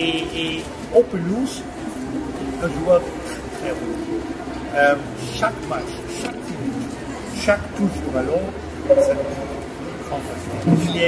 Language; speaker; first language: French; non-native, fluent; Dutch